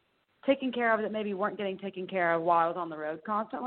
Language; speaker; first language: English; native; English